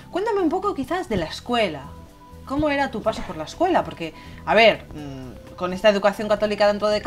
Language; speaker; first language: Spanish; native; Spanish